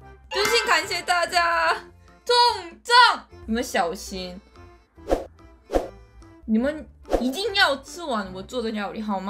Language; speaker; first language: Chinese; non-native, fluent; Korean